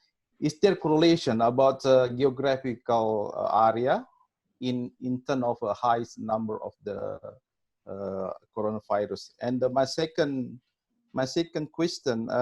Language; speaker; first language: English; non-native, learner; Indonesian